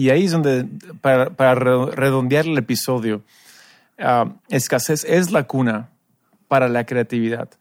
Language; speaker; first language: Spanish; early bilingual, other home language; English